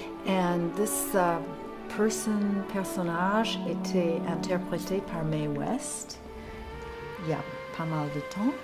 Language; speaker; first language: French; non-native, fluent; English